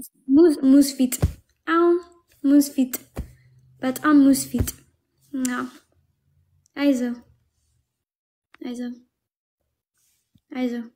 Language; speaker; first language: Amharic; non-native, learner; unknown